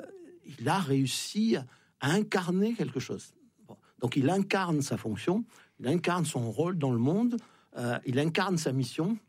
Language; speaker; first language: French; native; French